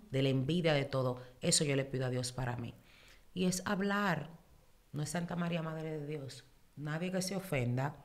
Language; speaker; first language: Spanish; early bilingual, heritage; Spanish